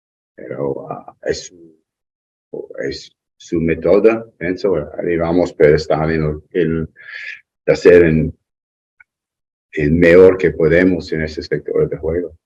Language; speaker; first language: Spanish; non-native, learner; English